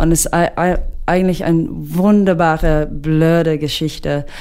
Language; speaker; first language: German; non-native, fluent; English